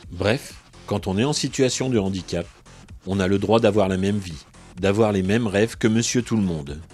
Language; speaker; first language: French; native; French